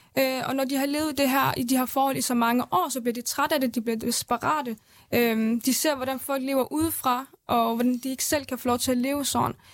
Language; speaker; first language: Danish; early bilingual, other home language; Central Kurdish